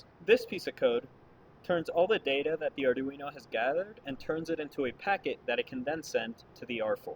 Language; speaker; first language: English; native; English